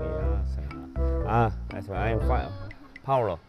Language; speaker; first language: English; non-native, learner; Korean